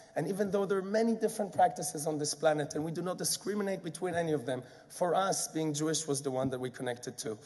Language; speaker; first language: English; non-native, fluent; Hebrew